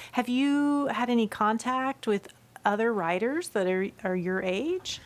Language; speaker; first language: English; native; English